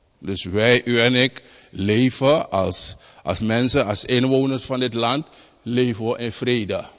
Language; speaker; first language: Dutch; native; Dutch